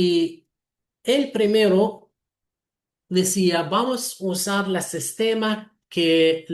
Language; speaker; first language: Spanish; non-native, fluent; Arabic